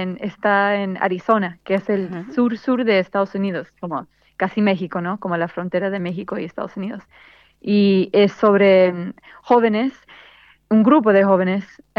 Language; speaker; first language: Spanish; early bilingual, heritage; Spanish